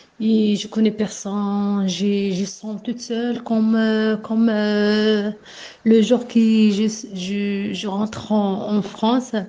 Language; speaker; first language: French; non-native, learner; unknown